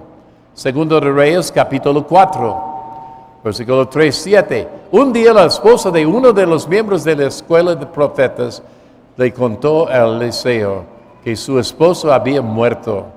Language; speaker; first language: Spanish; non-native, fluent; English